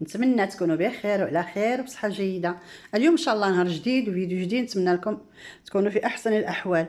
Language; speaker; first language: Arabic; native; Arabic